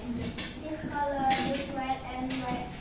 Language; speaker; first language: English; non-native, learner; Indonesian